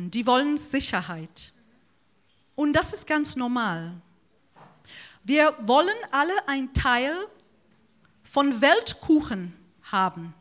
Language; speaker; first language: German; non-native, fluent; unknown